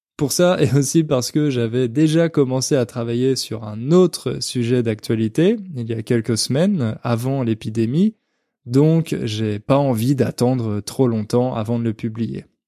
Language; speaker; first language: French; native; French